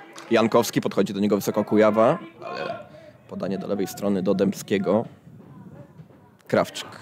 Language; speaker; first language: Polish; native; Polish